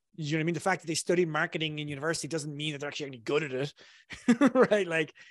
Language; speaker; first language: English; native; English